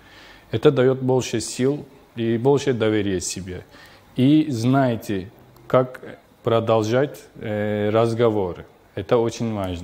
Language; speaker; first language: Russian; non-native, learner; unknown